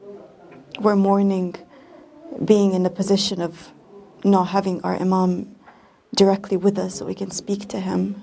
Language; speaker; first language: English; non-native, fluent; Bosnian